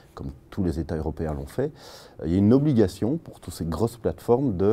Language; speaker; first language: French; native; French